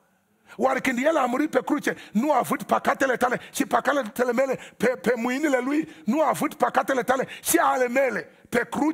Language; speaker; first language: Romanian; non-native, learner; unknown